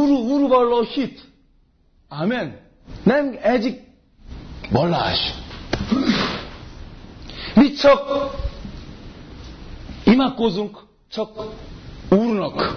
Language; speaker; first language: Hungarian; non-native, learner; Korean